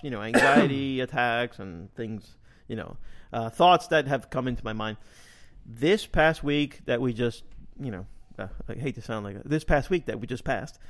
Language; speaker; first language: English; native; English